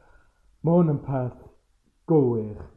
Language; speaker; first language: Welsh; non-native, learner; English